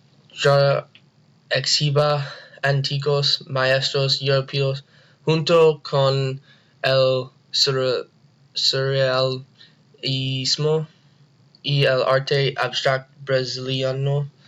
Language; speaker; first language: Spanish; non-native, learner; English